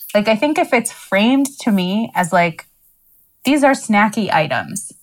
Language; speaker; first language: English; native; English